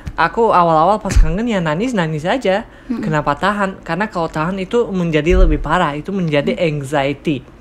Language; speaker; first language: Indonesian; non-native, fluent; Tajik